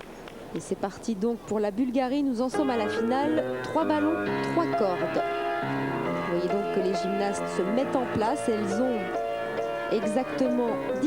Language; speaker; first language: French; native; French